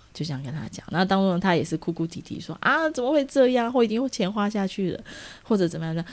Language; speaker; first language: Chinese; native; Chinese